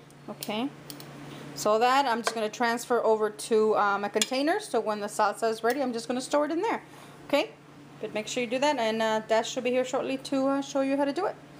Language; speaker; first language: English; early bilingual, other home language; Spanish